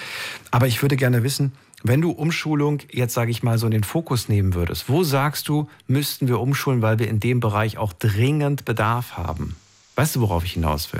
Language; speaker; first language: German; native; German